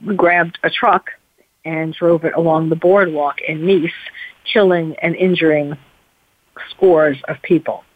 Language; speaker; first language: English; native; English